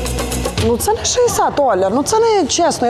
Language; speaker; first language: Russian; non-native, local second language; Ukrainian